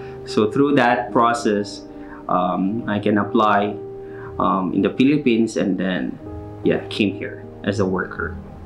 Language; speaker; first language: English; non-native, local second language; Filipino